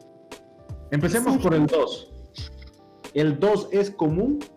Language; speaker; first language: Spanish; native; Spanish